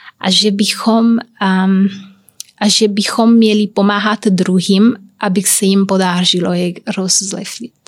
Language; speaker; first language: Czech; non-native, learner; Kabuverdianu